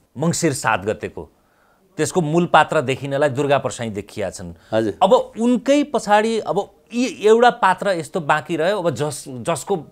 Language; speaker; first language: Nepali; native; Nepali